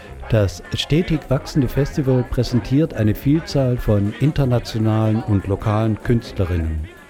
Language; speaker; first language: German; native; German